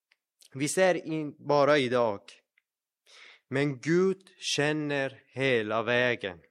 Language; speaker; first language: Swedish; non-native, fluent; Persian